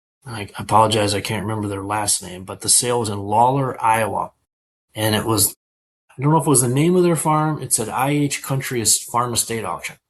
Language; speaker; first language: English; native; English